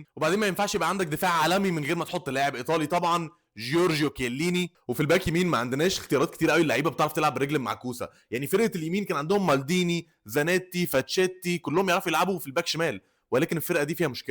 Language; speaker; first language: Arabic; native; Arabic